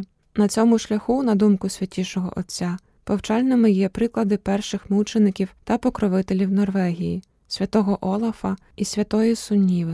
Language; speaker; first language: Ukrainian; native; Ukrainian